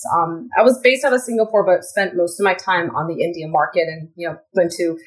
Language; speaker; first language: English; native; English